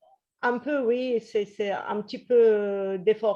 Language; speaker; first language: French; non-native, fluent; Polish